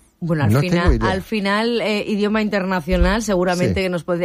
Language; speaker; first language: Spanish; native; Spanish